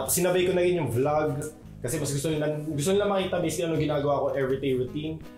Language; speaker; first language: Filipino; native; Filipino